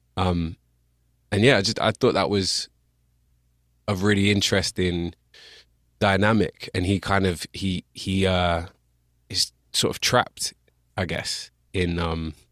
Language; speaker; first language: English; native; English